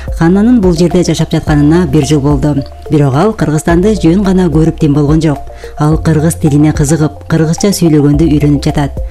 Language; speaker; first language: Kyrgyz; native; Kyrgyz